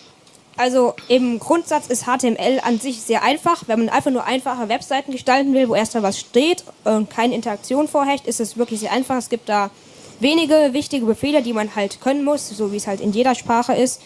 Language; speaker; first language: German; native; German